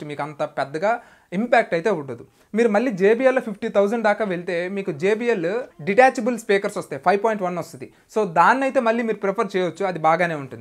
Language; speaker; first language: Telugu; native; Telugu